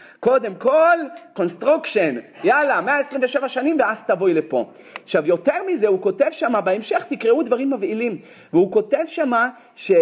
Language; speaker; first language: Hebrew; native; Hebrew